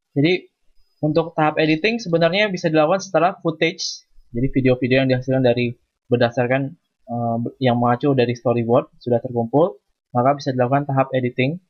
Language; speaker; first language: Indonesian; native; Indonesian